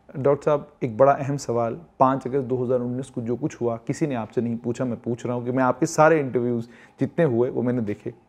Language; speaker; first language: Hindi; non-native, local second language; Kashmiri